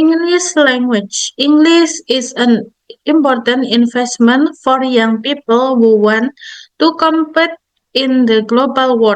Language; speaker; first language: English; non-native, learner; Indonesian